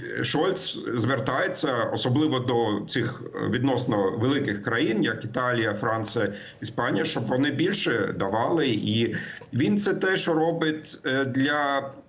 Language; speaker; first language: Ukrainian; non-native, fluent; German